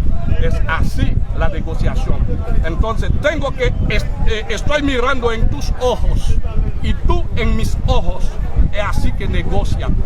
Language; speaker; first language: Spanish; non-native, fluent; Haitian Creole